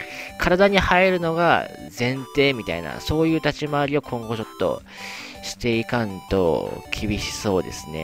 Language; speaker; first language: Japanese; native; Japanese